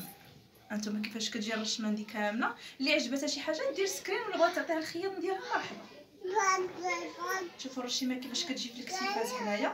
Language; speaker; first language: Arabic; native; Arabic